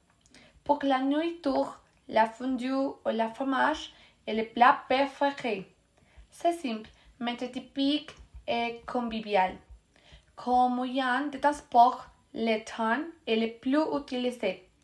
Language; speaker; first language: French; non-native, learner; Spanish